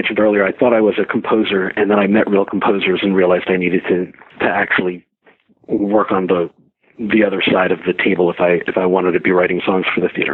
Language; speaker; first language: English; native; English